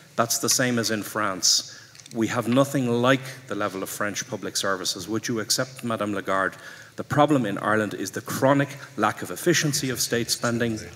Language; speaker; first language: English; native; English